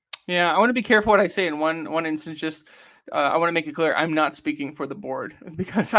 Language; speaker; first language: English; native; English